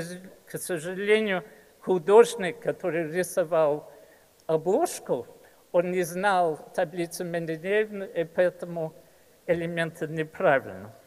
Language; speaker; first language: Russian; early bilingual, heritage; English